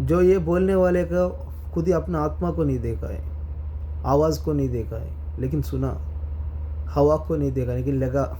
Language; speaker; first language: Hindi; non-native, local second language; Malayalam